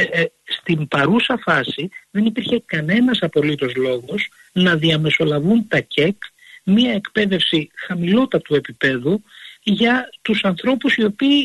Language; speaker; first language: Greek; native; Greek